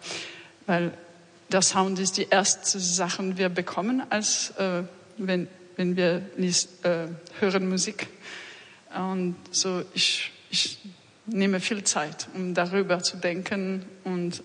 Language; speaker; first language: German; non-native, learner; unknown